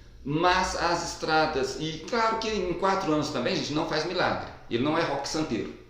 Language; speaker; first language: Portuguese; native; Portuguese